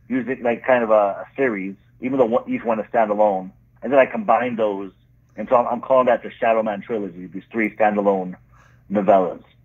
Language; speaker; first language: English; native; English